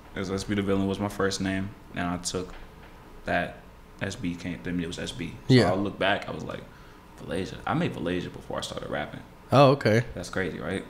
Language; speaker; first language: English; native; English